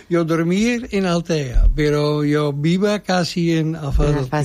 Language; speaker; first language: Spanish; non-native, learner; Dutch